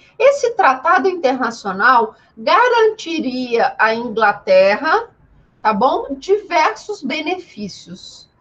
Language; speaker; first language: Portuguese; native; Portuguese